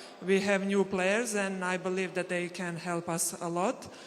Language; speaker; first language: English; non-native, fluent; Serbian